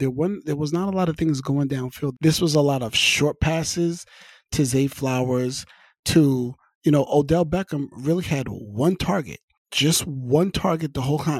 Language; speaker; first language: English; native; English